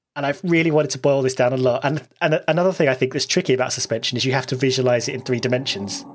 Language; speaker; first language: English; native; English